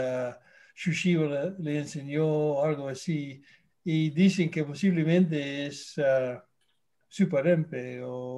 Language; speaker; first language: Spanish; non-native, fluent; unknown